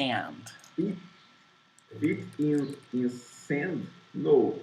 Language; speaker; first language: English; non-native, learner; Portuguese